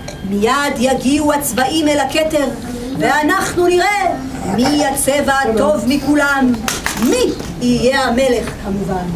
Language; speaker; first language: Hebrew; native; Hebrew